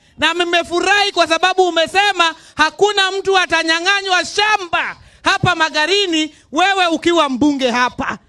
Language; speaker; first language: Swahili; non-native, local second language; Luo (Kenya and Tanzania)